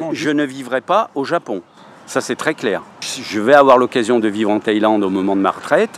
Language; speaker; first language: French; native; French